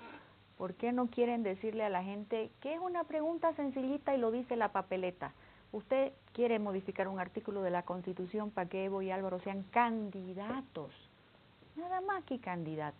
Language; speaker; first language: Spanish; native; Spanish